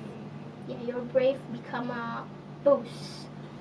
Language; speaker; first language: English; non-native, fluent; Indonesian